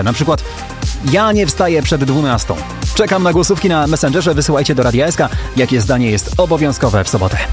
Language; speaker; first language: Polish; native; Polish